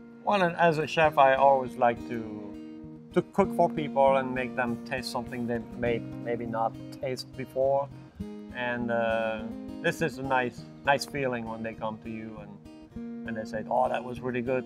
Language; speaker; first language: English; non-native, fluent; French